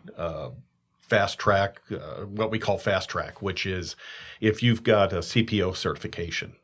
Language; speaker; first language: English; native; English